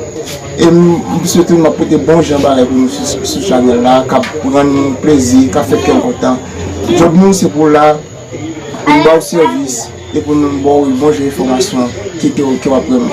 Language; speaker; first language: French; non-native, learner; Haitian Creole